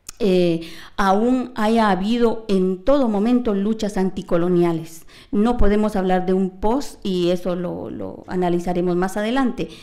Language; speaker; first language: Spanish; non-native, local second language; Kaqchikel